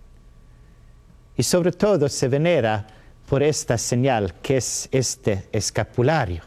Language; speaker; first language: Spanish; non-native, learner; Swedish